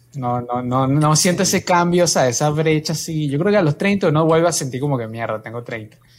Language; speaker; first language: Spanish; native; Spanish